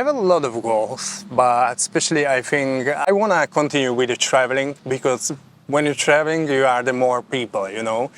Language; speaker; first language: English; non-native, fluent; Slovak